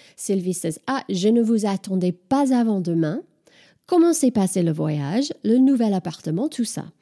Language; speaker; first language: French; non-native, fluent; English